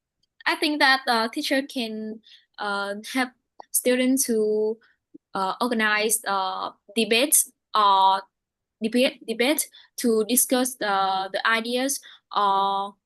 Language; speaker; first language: English; non-native, learner; Vietnamese